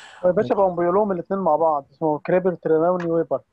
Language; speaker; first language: Arabic; native; Arabic